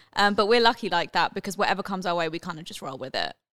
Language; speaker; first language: English; native; English